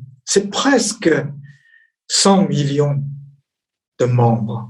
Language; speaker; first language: French; non-native, fluent; Chinese